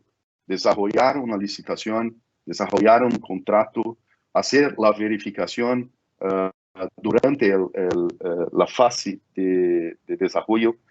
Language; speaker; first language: Spanish; non-native, fluent; Portuguese